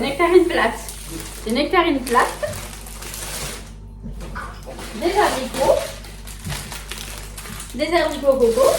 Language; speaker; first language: French; native; French